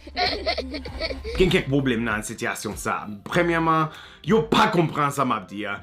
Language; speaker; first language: Haitian Creole; non-native, learner; English